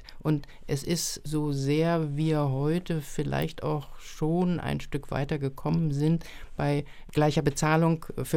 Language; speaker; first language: German; native; German